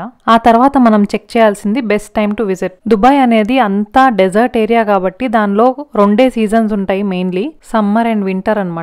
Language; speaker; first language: Telugu; native; Telugu